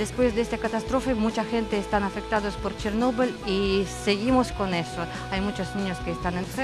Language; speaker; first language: Spanish; non-native, fluent; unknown